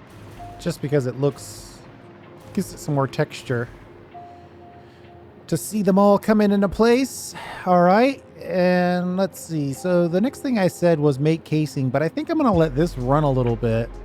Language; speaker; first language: English; native; English